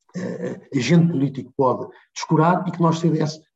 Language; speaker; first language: Portuguese; native; Portuguese